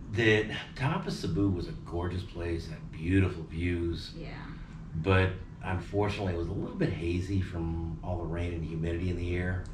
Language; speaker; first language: English; native; English